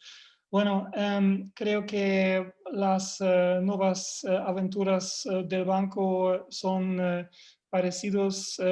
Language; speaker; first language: Spanish; non-native, fluent; German